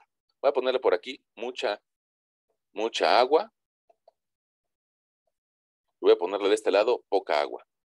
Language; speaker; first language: Spanish; native; Spanish